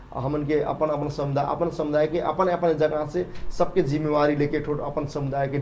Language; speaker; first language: Bhojpuri; non-native, local second language; Dangaura Tharu